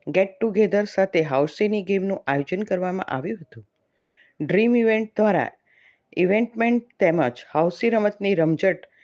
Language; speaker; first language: Gujarati; native; Gujarati